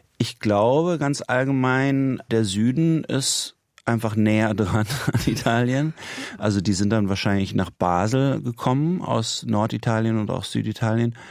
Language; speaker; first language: German; native; German